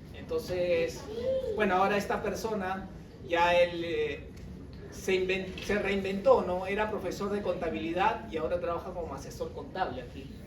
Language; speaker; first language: Spanish; native; Spanish